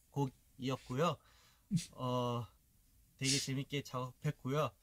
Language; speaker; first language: Korean; early bilingual, heritage; Korean